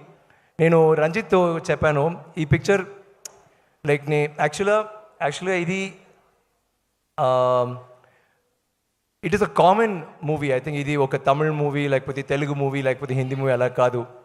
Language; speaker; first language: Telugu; non-native, learner; Tamil